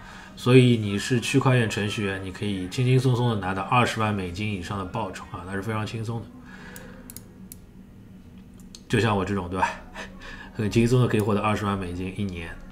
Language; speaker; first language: Chinese; native; Chinese